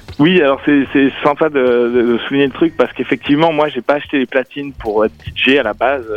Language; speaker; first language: French; native; French